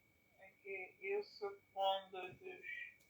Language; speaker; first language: French; non-native, learner; English